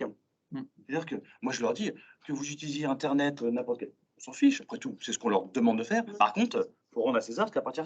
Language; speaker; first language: French; native; French